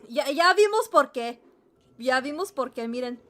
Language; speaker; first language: Spanish; early bilingual, heritage; Spanish